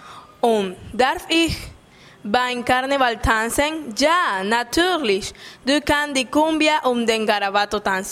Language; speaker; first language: German; non-native, learner; Spanish